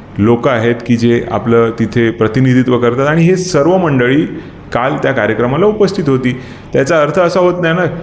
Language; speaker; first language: Marathi; native; Marathi